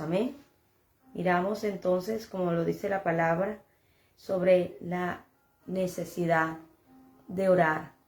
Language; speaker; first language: Spanish; native; Spanish